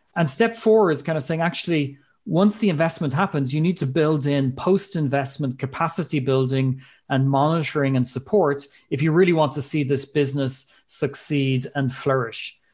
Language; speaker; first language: English; native; English